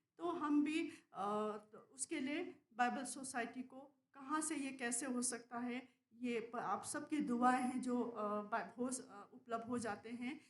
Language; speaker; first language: Hindi; non-native, local second language; Nepali